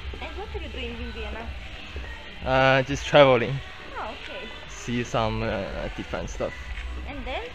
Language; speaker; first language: English; non-native, learner; Romanian